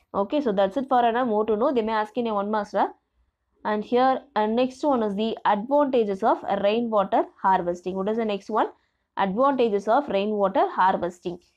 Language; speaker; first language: English; non-native, local second language; Tamil